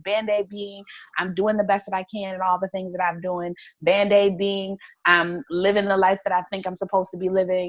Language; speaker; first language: English; native; English